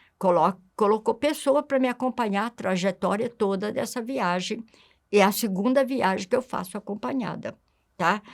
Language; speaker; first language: Portuguese; native; Portuguese